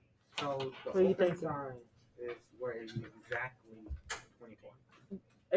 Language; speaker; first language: English; native; English